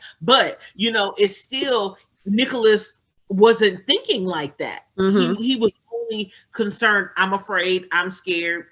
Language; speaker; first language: English; native; English